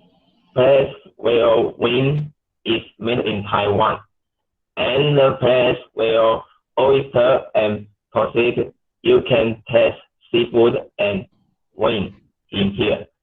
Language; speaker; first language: English; non-native, learner; Chinese